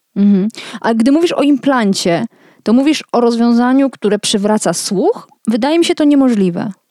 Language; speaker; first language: Polish; native; Polish